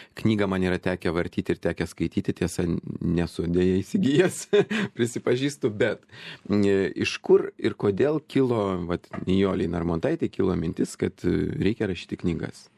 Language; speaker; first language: Lithuanian; native; Lithuanian